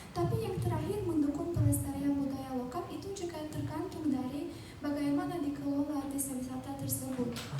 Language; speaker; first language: Indonesian; non-native, fluent; Azerbaijani